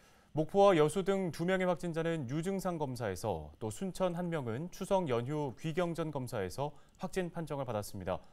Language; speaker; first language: Korean; native; Korean